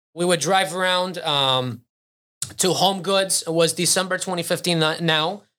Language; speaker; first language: English; early bilingual, other home language; Arabic